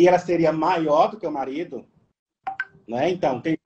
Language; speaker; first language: Portuguese; native; Portuguese